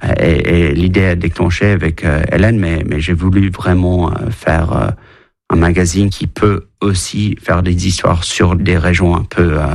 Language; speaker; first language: French; non-native, fluent; English